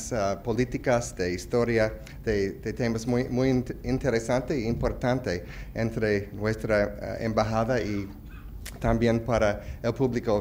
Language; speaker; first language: Spanish; non-native, fluent; English